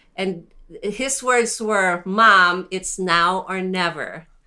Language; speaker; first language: English; non-native, local second language; Filipino